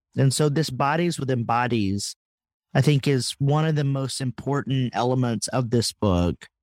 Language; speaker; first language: English; native; English